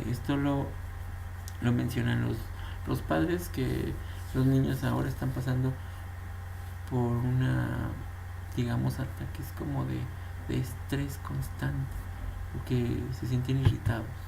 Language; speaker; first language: Spanish; native; Spanish